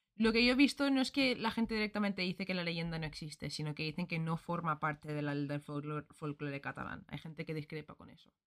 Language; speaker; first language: Spanish; early bilingual, other home language; English